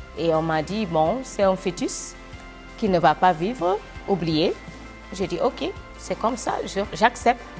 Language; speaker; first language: French; non-native, local second language; Wolof